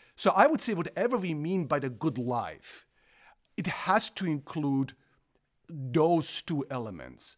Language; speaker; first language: English; non-native, fluent; Croatian